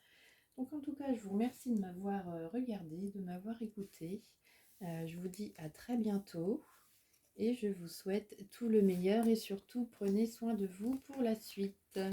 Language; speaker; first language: French; native; French